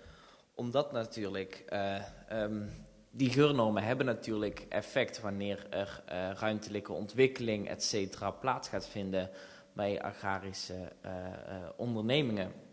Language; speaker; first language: Dutch; native; Dutch